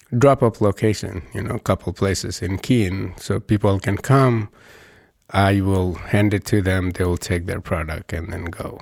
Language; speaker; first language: English; non-native, local second language; Nepali